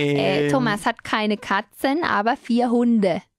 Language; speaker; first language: German; non-native, fluent; Spanish